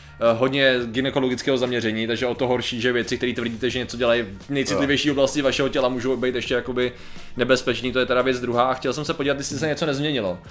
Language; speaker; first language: Czech; native; Czech